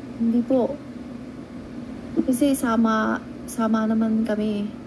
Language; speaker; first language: Filipino; non-native, learner; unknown